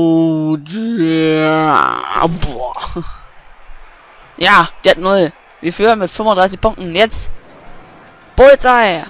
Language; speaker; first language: German; native; German